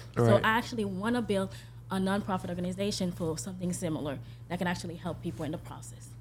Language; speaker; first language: English; early bilingual, other home language; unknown